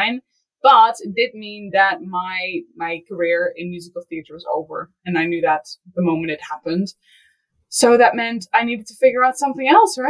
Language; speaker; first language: English; non-native, fluent; Dutch